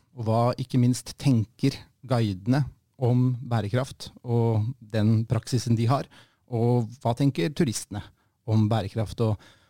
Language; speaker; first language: Norwegian; native; Norwegian